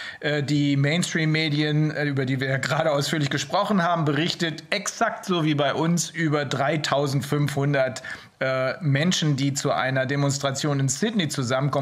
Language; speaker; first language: German; native; German